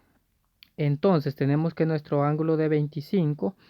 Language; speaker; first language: Spanish; native; Spanish